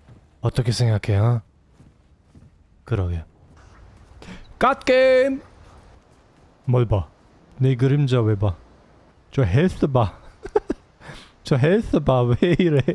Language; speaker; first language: Korean; non-native, learner; German